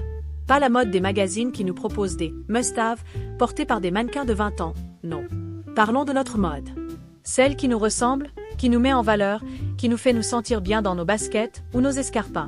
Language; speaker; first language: French; native; French